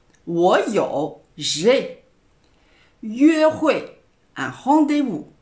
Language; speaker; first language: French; non-native, fluent; Chinese